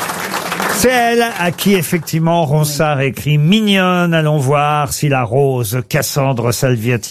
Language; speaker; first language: French; native; French